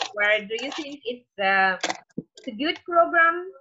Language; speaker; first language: English; non-native, fluent; Russian